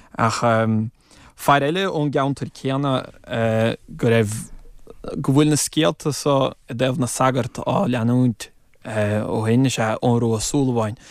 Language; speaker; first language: Irish; non-native, fluent; English